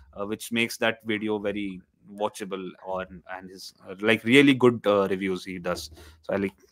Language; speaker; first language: English; non-native, local second language; Marathi